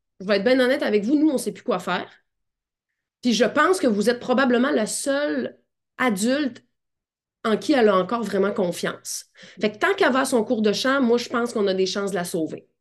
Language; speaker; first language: French; native; French